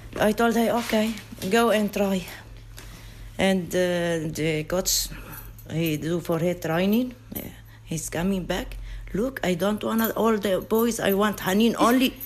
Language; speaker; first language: English; non-native, learner; Arabic